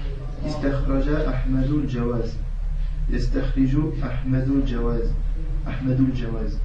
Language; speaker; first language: Arabic; non-native, learner; French